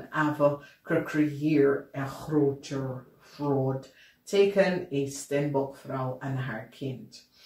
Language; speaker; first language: Dutch; non-native, fluent; English